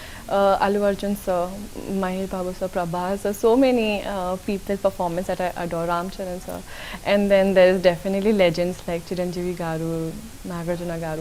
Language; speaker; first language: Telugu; non-native, local second language; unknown